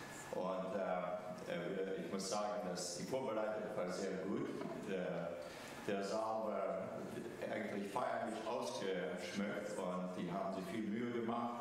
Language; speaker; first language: German; early bilingual, heritage; German